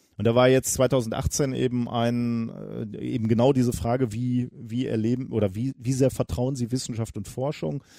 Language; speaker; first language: German; native; German